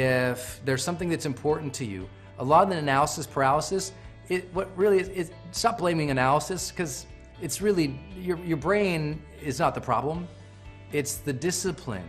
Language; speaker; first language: English; native; English